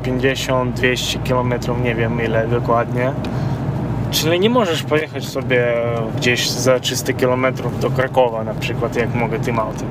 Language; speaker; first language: Polish; non-native, fluent; Ukrainian